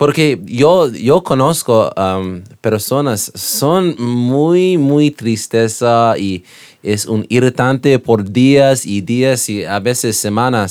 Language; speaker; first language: Spanish; non-native, learner; English